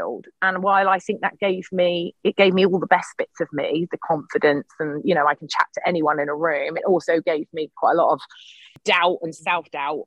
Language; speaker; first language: English; native; English